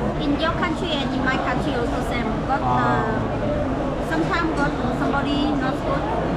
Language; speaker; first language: English; non-native, learner; Vietnamese